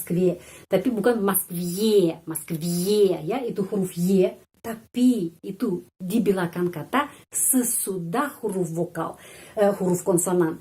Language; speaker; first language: Indonesian; non-native, fluent; Russian